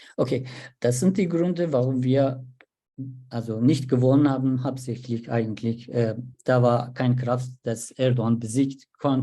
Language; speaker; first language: German; non-native, learner; Turkish